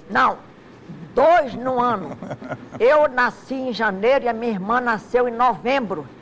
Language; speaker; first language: Portuguese; native; Portuguese